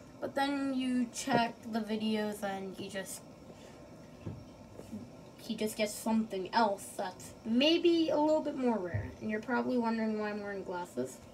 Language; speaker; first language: English; native; English